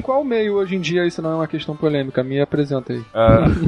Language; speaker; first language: Portuguese; native; Portuguese